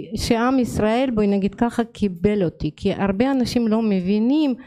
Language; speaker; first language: Hebrew; non-native, fluent; Russian